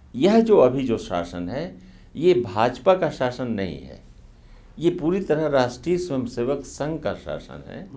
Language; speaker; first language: Hindi; native; Hindi